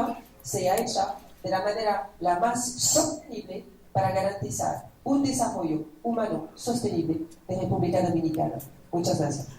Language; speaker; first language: Spanish; non-native, fluent; French